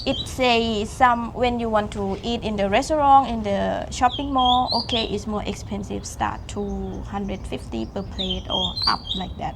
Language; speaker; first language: English; non-native, learner; Thai